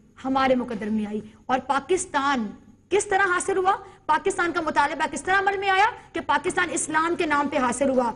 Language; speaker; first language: Urdu; native; Urdu